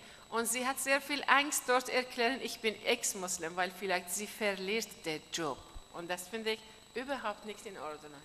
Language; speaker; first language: German; non-native, learner; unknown